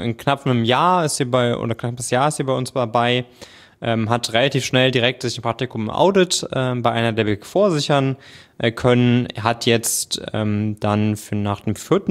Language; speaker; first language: German; native; German